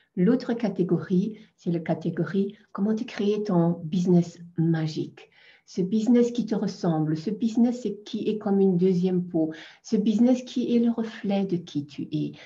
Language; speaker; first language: French; non-native, fluent; German